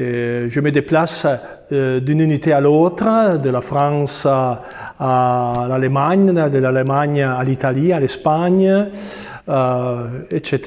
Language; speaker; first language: French; non-native, fluent; Italian